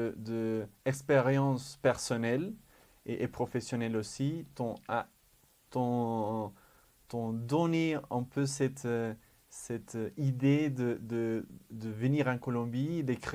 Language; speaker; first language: French; non-native, fluent; Spanish